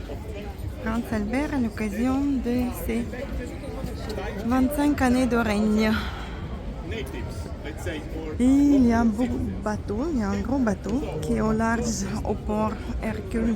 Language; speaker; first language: French; non-native, fluent; Russian